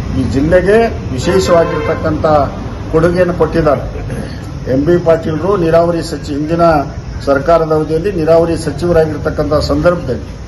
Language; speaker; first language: Kannada; non-native, local second language; Lambadi